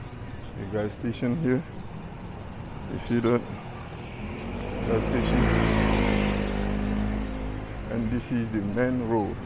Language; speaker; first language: English; non-native, fluent; French